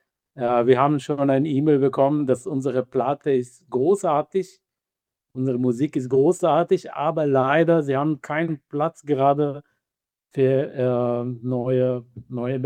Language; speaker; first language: German; non-native, fluent; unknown